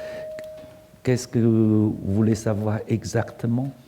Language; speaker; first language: French; non-native, fluent; Chinese